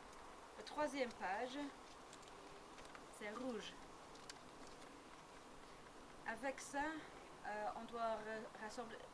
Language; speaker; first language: French; non-native, learner; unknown